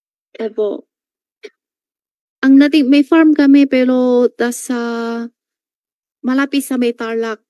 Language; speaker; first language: Filipino; non-native, learner; Chinese